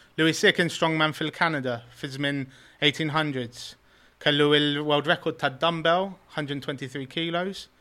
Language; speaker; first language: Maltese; early bilingual, heritage; Maltese